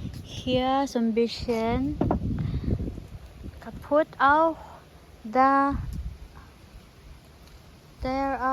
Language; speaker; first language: German; non-native, learner; Filipino